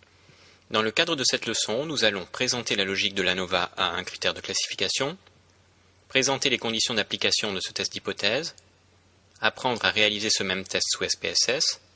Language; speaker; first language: French; native; French